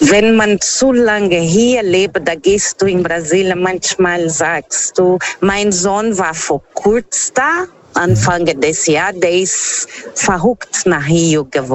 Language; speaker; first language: German; non-native, fluent; Portuguese